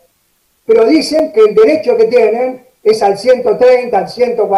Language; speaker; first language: Spanish; native; Spanish